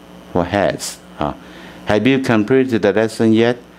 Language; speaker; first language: English; non-native, fluent; Chinese